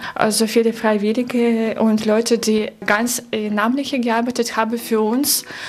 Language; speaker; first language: German; non-native, learner; Russian